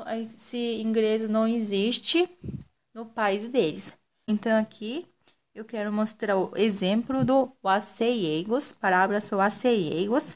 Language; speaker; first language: Portuguese; non-native, local second language; Japanese